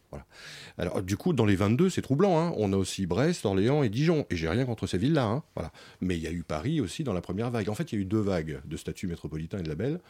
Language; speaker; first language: French; native; French